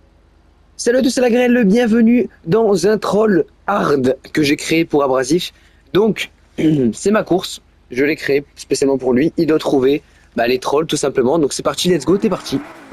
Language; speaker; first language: French; native; French